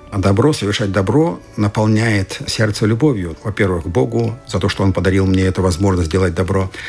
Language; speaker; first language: Russian; non-native, fluent; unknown